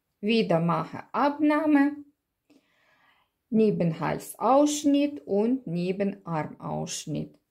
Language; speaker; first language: German; non-native, learner; Russian